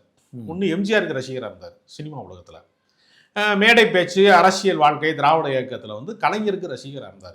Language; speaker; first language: Tamil; native; Tamil